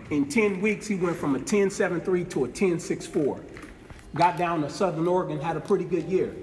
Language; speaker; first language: English; native; English